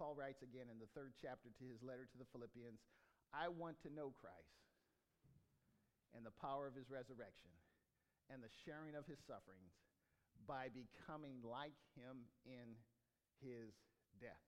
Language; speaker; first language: English; native; English